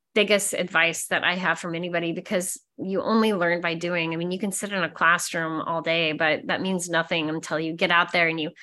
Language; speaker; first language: English; native; English